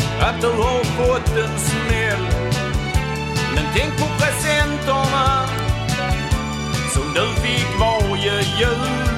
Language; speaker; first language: Swedish; native; Swedish